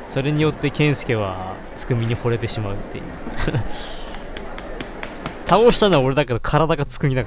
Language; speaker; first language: Japanese; native; Japanese